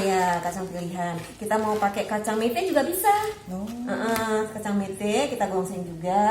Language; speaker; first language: Indonesian; native; Indonesian